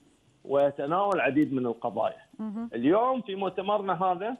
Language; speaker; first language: Arabic; native; Arabic